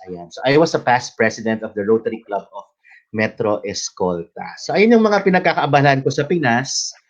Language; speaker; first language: Filipino; native; Filipino